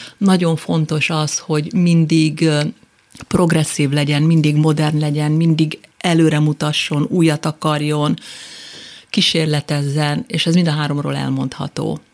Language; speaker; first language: Hungarian; native; Hungarian